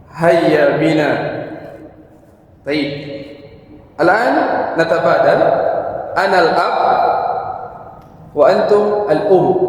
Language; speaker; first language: Arabic; non-native, fluent; Indonesian